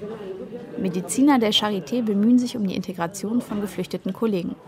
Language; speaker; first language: German; native; German